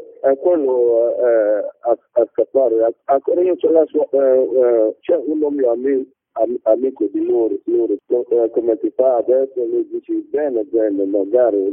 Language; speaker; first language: Italian; non-native, learner; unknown